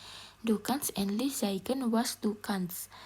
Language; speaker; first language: German; non-native, learner; Indonesian